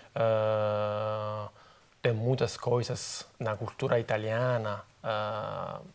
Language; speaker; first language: Portuguese; non-native, fluent; Italian